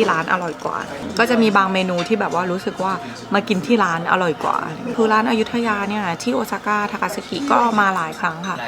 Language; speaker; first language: Thai; native; Thai